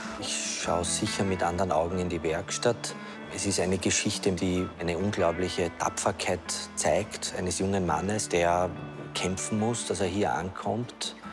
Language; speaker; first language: German; native; German